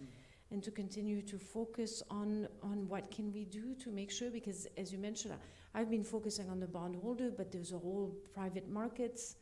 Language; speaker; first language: English; non-native, fluent; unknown